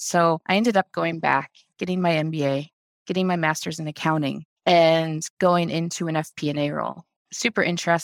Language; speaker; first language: English; native; English